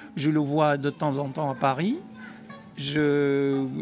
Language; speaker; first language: French; non-native, local second language; Arabic